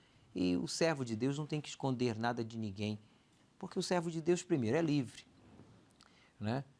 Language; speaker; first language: Portuguese; native; Portuguese